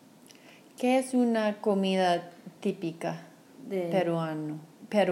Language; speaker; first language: Spanish; non-native, fluent; English